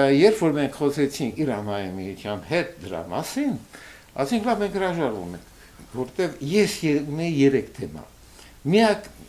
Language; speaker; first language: Armenian; early bilingual, heritage; Armenian